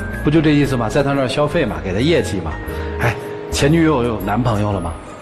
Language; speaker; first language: Chinese; native; Chinese